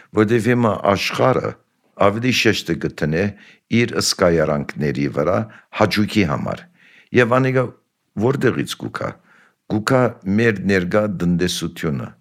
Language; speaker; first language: Armenian; early bilingual, heritage; Armenian